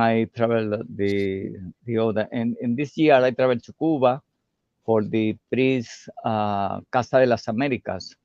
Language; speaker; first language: English; non-native, learner; Spanish